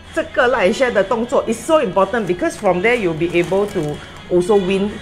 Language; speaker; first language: English; non-native, local second language; Chinese